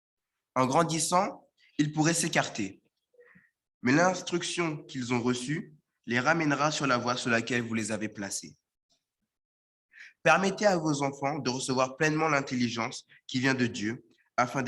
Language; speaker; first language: French; native; French